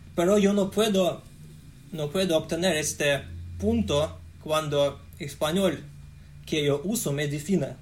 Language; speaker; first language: Spanish; non-native, learner; Russian